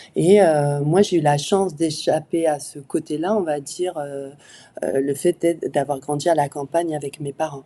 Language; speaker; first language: French; early bilingual, other home language; Arabic